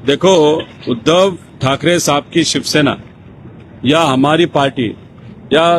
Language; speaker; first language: Hindi; non-native, local second language; Marathi